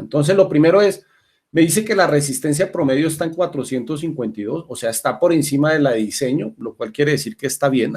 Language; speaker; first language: Spanish; native; Spanish